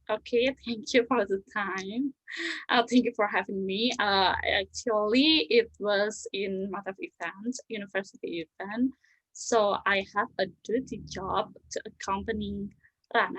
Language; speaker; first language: English; non-native, learner; Indonesian